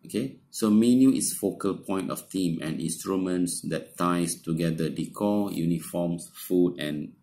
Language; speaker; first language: English; non-native, local second language; Malay